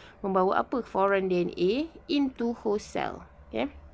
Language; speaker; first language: English; non-native, local second language; Malay